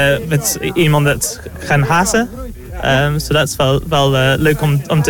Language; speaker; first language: Dutch; non-native, learner; English